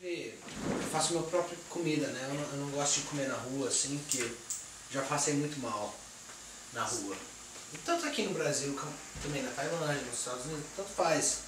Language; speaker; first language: Portuguese; early bilingual, heritage; Portuguese